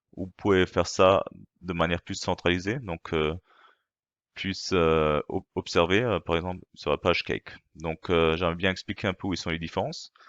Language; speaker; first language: French; non-native, fluent; German